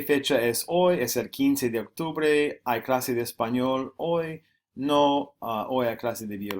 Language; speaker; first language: Spanish; non-native, fluent; English